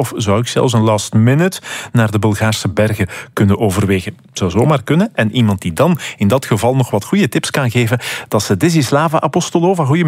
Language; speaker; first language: Dutch; native; Dutch